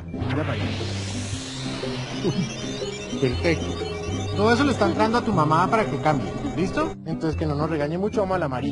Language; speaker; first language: Spanish; native; Spanish